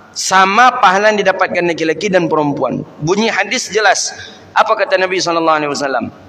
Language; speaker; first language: Malay; non-native, local second language; Minangkabau